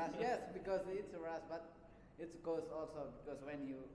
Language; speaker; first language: English; non-native, learner; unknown